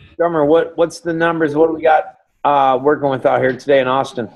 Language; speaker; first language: English; native; English